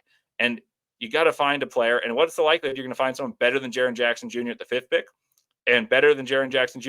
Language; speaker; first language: English; native; English